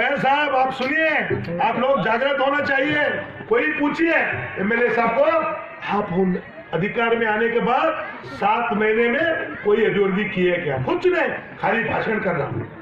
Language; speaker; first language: Hindi; non-native, local second language; Kannada